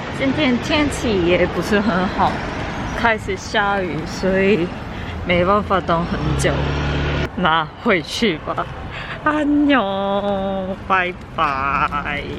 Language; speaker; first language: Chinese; non-native, fluent; Korean